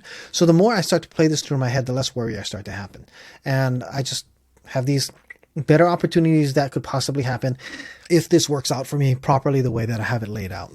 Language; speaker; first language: English; native; English